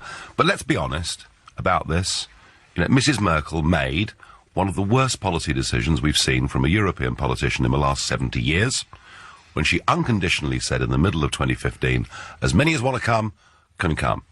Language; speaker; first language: English; native; English